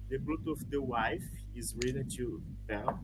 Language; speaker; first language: English; non-native, learner; Portuguese